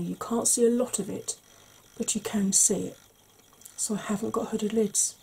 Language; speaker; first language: English; native; English